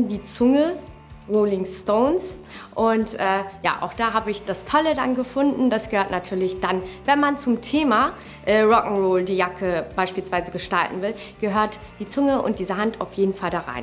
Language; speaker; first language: German; native; German